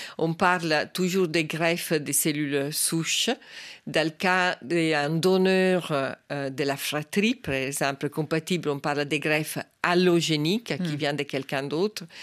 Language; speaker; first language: French; non-native, fluent; Italian